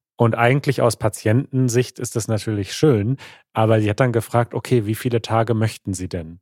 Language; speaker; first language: German; native; German